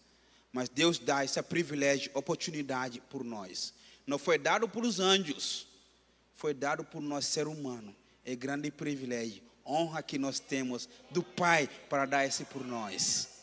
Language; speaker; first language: Portuguese; non-native, fluent; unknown